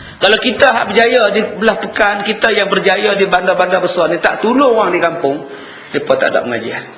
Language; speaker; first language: Malay; native; Malay